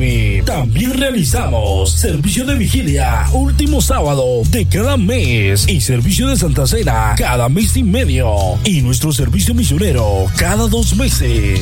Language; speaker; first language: Spanish; native; Spanish